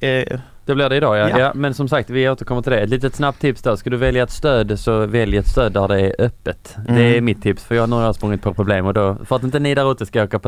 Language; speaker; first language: Swedish; native; Swedish